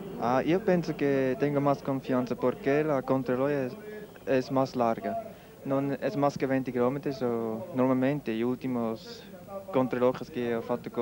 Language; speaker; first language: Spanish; non-native, learner; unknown